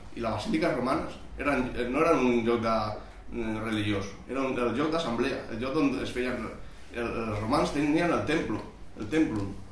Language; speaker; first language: Catalan; non-native, local second language; Spanish